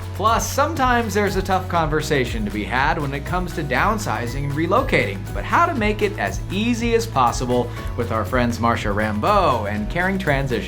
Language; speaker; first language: English; native; English